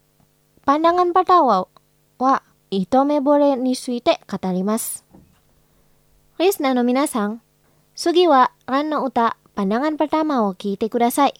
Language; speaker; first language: Japanese; non-native, fluent; Indonesian